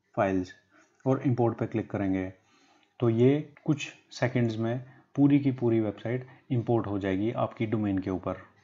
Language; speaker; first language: Hindi; native; Hindi